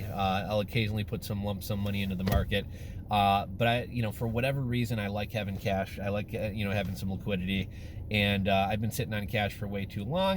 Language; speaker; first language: English; native; English